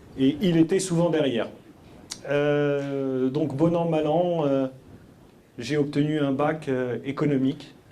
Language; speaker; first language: French; early bilingual, other home language; Arabic